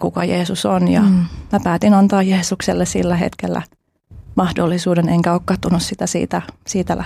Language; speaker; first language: Finnish; early bilingual, other home language; Albanian